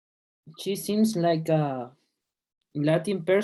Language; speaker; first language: English; non-native, learner; Spanish